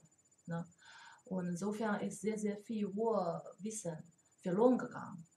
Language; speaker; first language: German; non-native, learner; Chinese